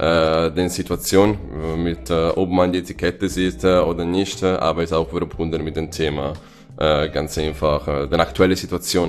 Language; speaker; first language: German; non-native, fluent; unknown